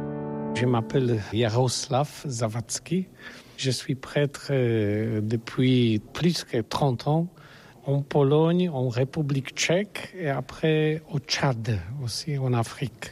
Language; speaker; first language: French; non-native, learner; Polish